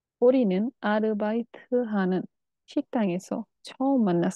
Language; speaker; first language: Korean; non-native, fluent; Bangla